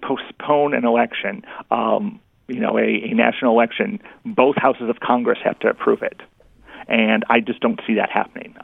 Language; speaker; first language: English; native; English